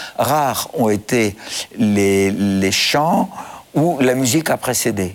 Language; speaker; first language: French; non-native, fluent; Greek